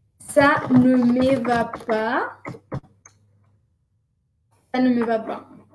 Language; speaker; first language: French; non-native, fluent; Spanish